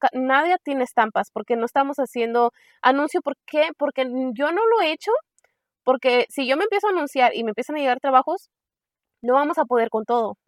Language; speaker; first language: Spanish; early bilingual, heritage; Spanish